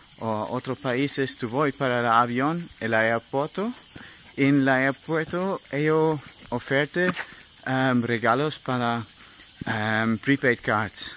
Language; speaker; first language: Spanish; non-native, learner; German